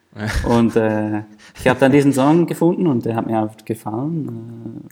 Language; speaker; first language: German; native; German